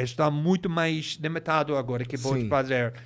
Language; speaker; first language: Portuguese; non-native, fluent; English